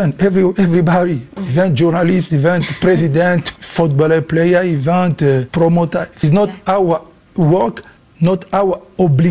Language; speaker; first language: English; non-native, learner; Lingala